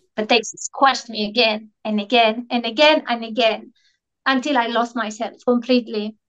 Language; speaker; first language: English; non-native, fluent; Italian